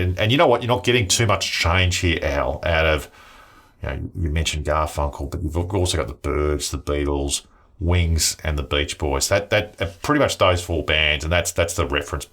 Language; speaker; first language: English; native; English